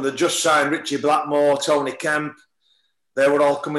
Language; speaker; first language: English; native; English